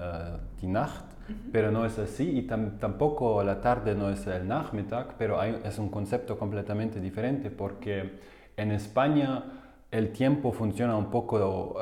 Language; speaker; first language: Spanish; non-native, fluent; German